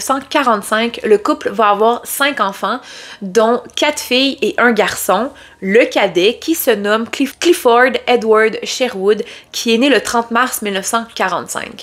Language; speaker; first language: French; native; French